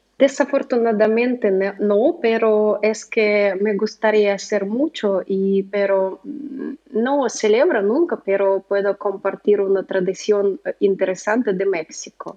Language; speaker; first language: Spanish; non-native, learner; Russian